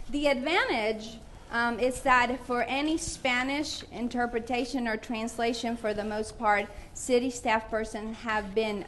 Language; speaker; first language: English; non-native, fluent; Spanish